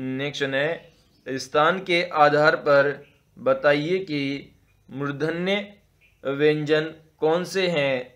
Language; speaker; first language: Hindi; native; Hindi